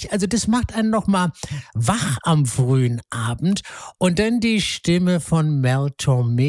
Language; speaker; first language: German; native; German